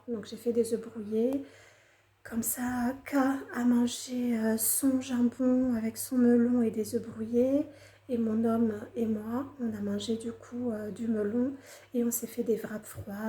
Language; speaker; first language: French; native; French